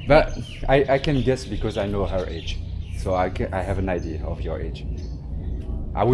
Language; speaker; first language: English; non-native, fluent; French